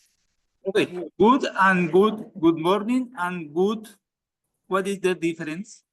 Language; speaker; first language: English; non-native, learner; Spanish